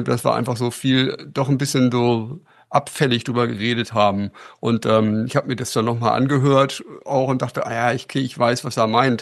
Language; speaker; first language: German; native; German